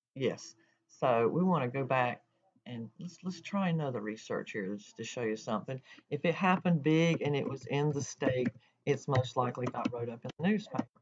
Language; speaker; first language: English; native; English